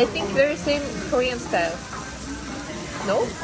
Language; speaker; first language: English; non-native, learner; Russian